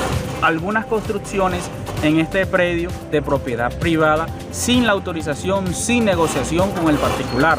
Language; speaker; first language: Spanish; native; Spanish